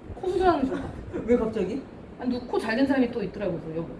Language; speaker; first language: Korean; native; Korean